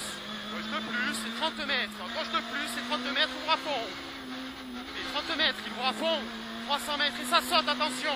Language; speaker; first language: French; native; French